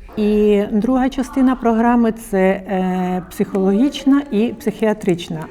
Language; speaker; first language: Ukrainian; native; Ukrainian